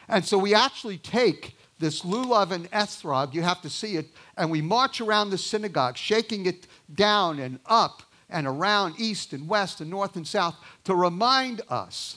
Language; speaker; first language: English; native; English